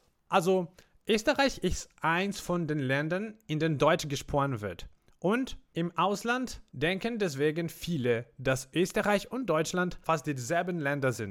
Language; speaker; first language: German; non-native, fluent; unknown